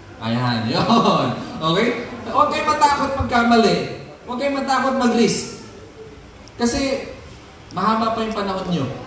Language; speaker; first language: Filipino; non-native, local second language; Cebuano